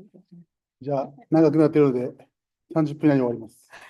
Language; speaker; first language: Japanese; native; Japanese